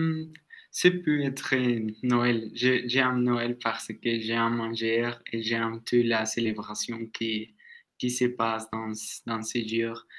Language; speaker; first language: French; non-native, learner; Spanish